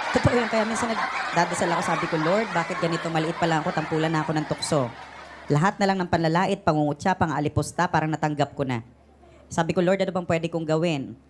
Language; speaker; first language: Filipino; non-native, local second language; Waray